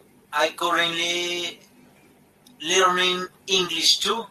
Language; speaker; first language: English; non-native, learner; Spanish